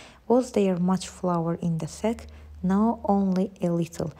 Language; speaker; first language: English; non-native, fluent; Azerbaijani